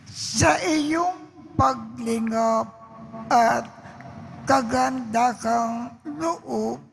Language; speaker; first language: Filipino; native; Filipino